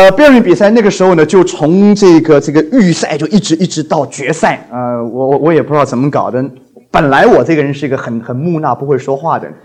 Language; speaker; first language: Chinese; non-native, local second language; Cantonese